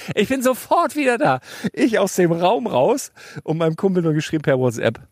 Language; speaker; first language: German; native; German